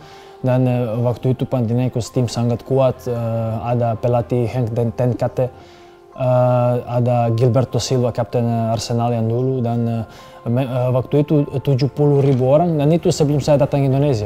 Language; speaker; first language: Indonesian; non-native, fluent; Serbian